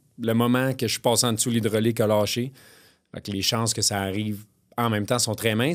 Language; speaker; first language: French; native; French